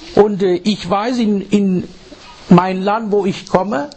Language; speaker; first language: German; non-native, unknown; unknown